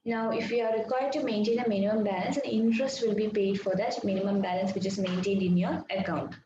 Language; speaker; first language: English; non-native, local second language; Malayalam